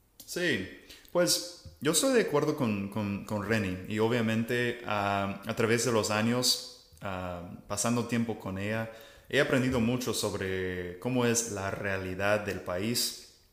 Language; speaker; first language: Spanish; non-native, fluent; English